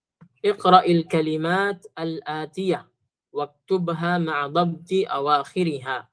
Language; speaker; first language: Arabic; non-native, fluent; Filipino